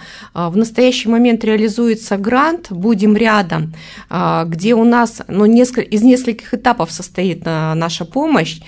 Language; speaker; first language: Russian; native; Russian